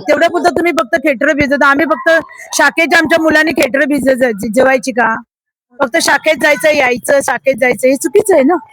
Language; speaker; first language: Marathi; native; Marathi